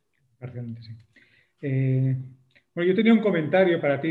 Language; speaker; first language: Spanish; native; Spanish